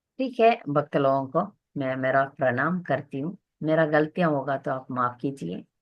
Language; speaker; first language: Hindi; non-native, local second language; Tamil